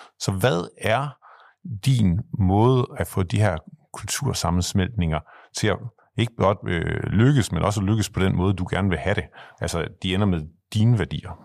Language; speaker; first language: Danish; native; Danish